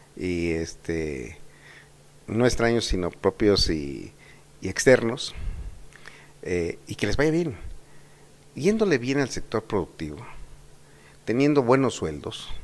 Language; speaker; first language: Spanish; native; Spanish